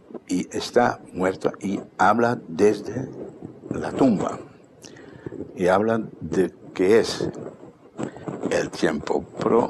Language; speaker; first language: Spanish; non-native, fluent; Dutch